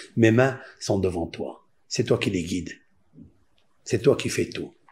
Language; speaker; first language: French; non-native, local second language; Spanish